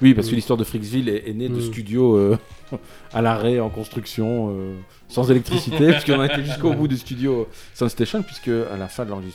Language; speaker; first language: French; native; French